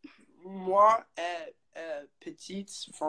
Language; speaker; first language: French; non-native, learner; English